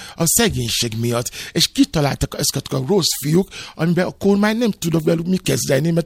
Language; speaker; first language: Hungarian; non-native, learner; Yoruba